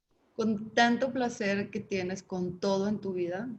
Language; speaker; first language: Spanish; native; Spanish